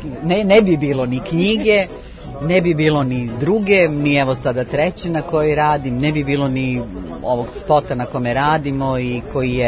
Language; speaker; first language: Serbian; native; Serbian